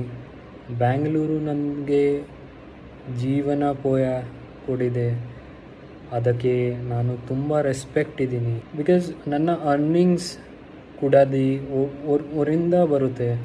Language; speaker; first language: Kannada; non-native, learner; Hindi